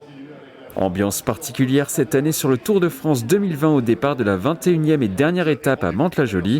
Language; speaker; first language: French; native; French